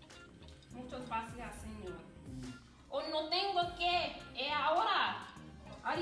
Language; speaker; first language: Spanish; non-native, learner; English